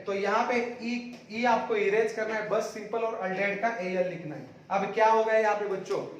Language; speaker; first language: Hindi; non-native, local second language; Marathi